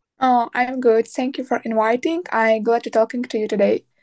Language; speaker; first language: English; non-native, learner; Ukrainian